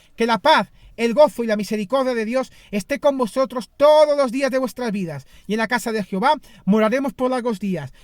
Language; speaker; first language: Spanish; non-native, fluent; Greek